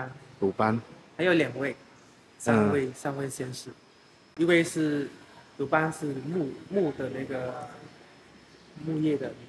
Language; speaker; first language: Chinese; early bilingual, heritage; Chinese